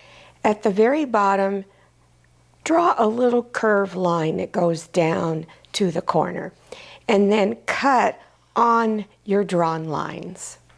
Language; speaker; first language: English; native; English